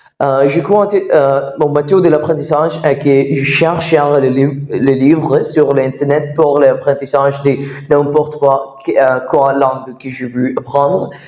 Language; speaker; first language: French; non-native, learner; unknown